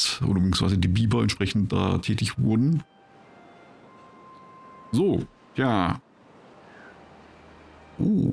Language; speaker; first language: German; native; German